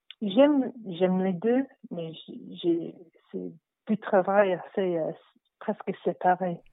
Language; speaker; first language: French; non-native, learner; English